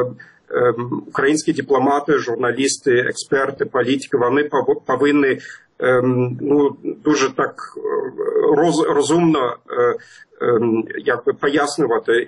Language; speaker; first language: Ukrainian; non-native, fluent; German